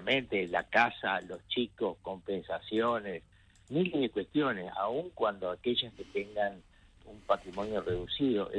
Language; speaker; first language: Spanish; native; Spanish